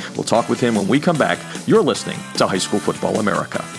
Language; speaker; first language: English; native; English